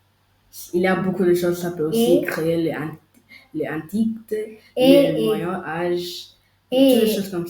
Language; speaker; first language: French; non-native, local second language; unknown